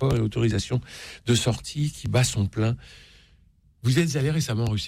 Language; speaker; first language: French; native; French